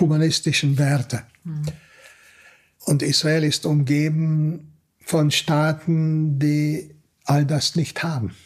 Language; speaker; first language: German; non-native, fluent; Hungarian